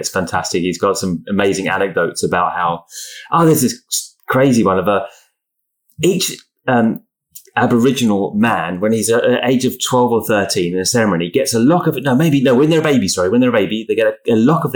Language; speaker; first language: English; native; English